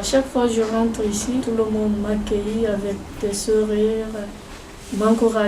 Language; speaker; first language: French; non-native, learner; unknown